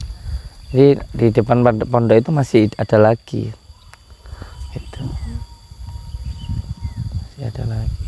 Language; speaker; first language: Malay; non-native, local second language; Javanese